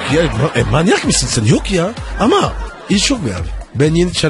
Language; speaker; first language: Turkish; non-native, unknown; French